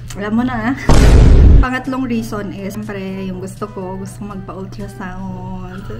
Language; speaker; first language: Filipino; native; Filipino